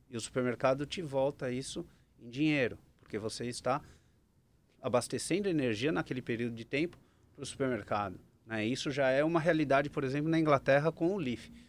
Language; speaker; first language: Portuguese; native; Portuguese